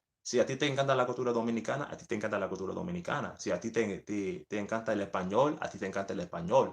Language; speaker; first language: Spanish; early bilingual, heritage; English